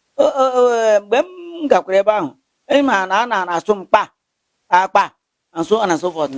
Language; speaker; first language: Igbo; non-native, local second language; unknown